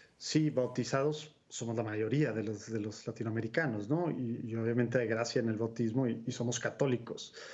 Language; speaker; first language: Spanish; native; Spanish